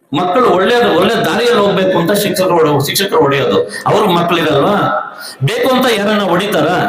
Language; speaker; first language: Kannada; native; Kannada